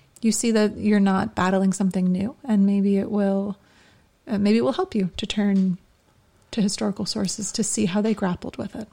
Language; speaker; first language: English; native; English